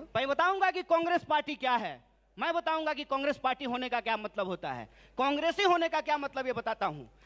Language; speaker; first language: Hindi; native; Hindi